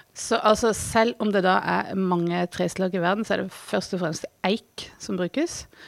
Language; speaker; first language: Norwegian; native; Norwegian